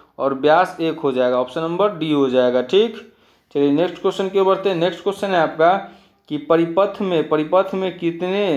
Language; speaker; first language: Hindi; native; Hindi